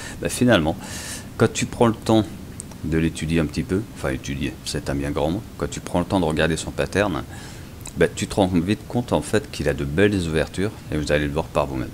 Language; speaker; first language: French; native; French